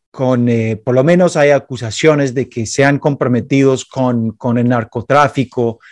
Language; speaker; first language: Spanish; non-native, fluent; English